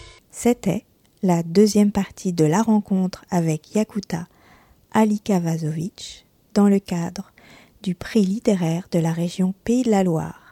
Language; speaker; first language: French; native; French